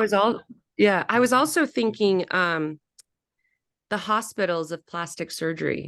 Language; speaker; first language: English; non-native, local second language; Korean